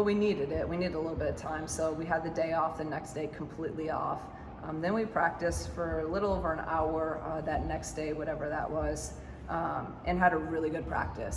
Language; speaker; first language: English; native; English